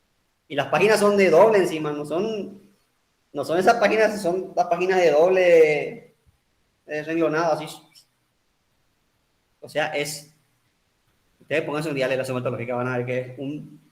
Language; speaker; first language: Spanish; native; Spanish